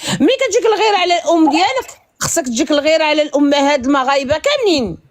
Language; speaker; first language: Arabic; native; Arabic